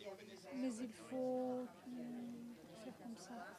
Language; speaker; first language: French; non-native, fluent; Portuguese